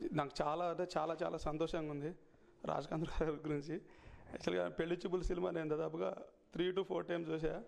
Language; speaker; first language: Telugu; native; Telugu